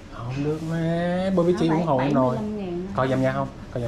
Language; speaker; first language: Vietnamese; non-native, learner; English